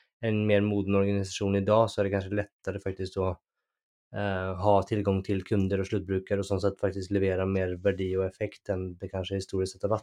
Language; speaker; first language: Norwegian; native; Norwegian